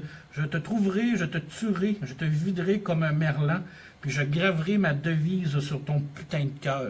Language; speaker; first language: French; native; French